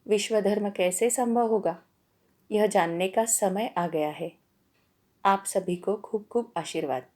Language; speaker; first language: Hindi; non-native, local second language; Marathi